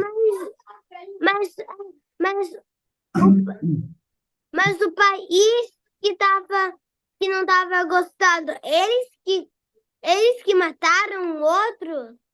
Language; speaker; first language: Portuguese; early bilingual, heritage; Portuguese